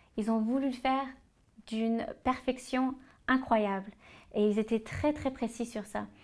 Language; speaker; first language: French; native; French